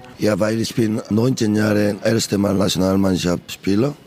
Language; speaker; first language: German; non-native, learner; Korean